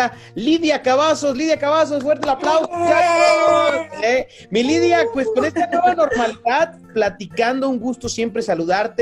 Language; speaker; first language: Spanish; native; Spanish